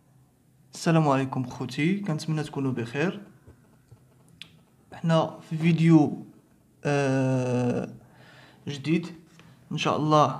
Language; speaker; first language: Arabic; native; Arabic